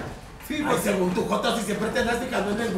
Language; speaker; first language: Spanish; native; Spanish